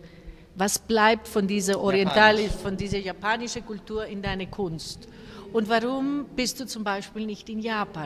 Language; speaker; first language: German; non-native, fluent; Spanish